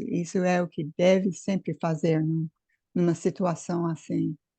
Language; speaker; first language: Portuguese; non-native, fluent; English